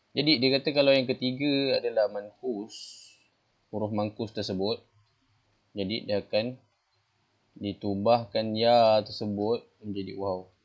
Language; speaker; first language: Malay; native; Malay